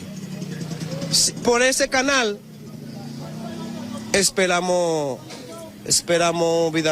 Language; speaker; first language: Spanish; non-native, learner; Haitian Creole